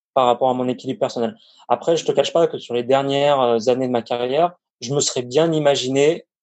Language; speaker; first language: French; native; French